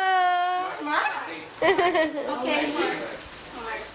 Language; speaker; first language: English; non-native, learner; Korean